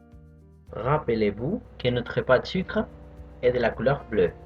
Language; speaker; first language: French; non-native, fluent; Spanish